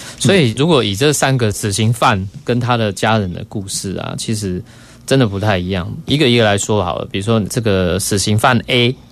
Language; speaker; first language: Chinese; native; Chinese